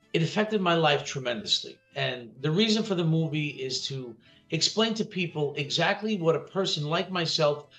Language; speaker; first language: English; native; English